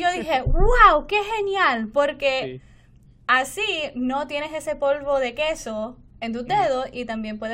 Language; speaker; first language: Spanish; non-native, fluent; English